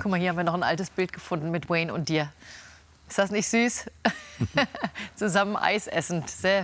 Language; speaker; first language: German; native; German